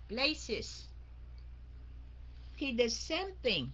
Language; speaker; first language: English; non-native, fluent; Vietnamese